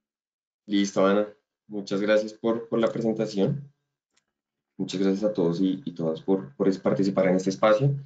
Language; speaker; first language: Spanish; native; Spanish